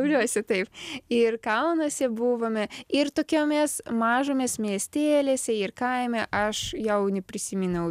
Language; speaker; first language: Lithuanian; non-native, learner; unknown